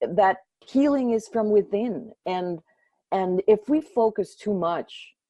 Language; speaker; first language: English; early bilingual, other home language; Spanish